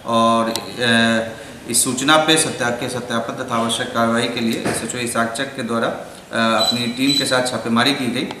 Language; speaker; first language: Hindi; native; Hindi